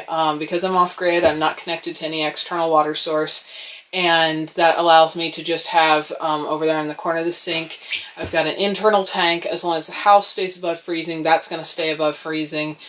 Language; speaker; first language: English; native; English